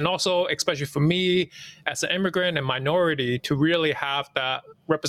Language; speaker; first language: English; early bilingual, other home language; Cantonese